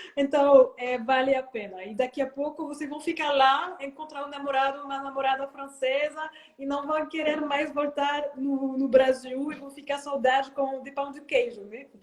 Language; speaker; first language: Portuguese; non-native, fluent; French